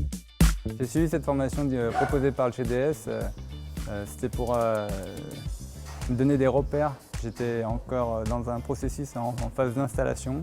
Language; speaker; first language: French; native; French